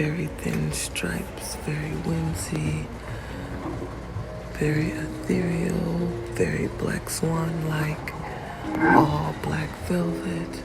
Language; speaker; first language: English; native; English